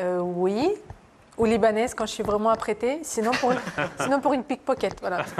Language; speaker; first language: French; non-native, fluent; Russian